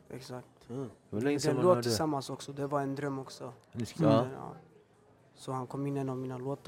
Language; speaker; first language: Swedish; early bilingual, other home language; Albanian